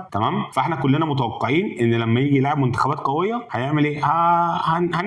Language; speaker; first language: Arabic; native; Arabic